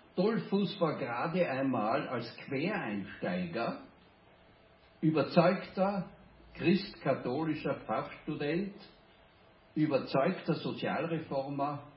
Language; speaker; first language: German; native; German